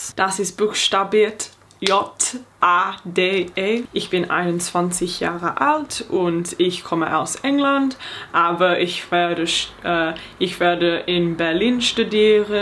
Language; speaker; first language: German; non-native, learner; English